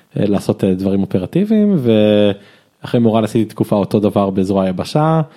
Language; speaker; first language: Hebrew; early bilingual, other home language; English